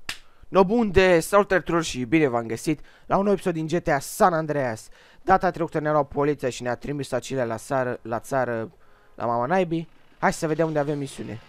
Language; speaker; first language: Romanian; native; Romanian